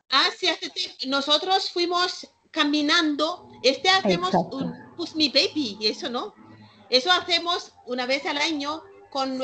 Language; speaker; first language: Spanish; non-native, learner; Malagasy